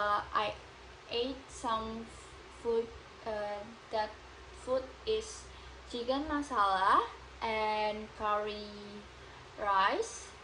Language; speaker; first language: English; non-native, learner; Indonesian